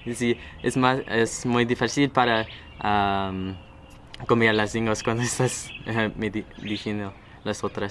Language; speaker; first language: Spanish; non-native, learner; English